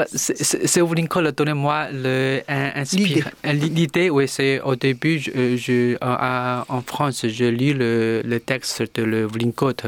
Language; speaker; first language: French; non-native, learner; Chinese